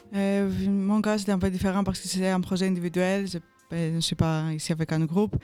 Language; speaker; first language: French; non-native, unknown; Greek